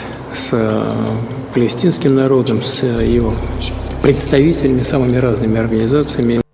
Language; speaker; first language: Russian; native; Russian